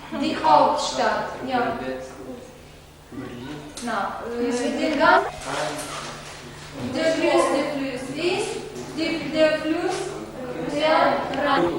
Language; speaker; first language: German; non-native, learner; Ukrainian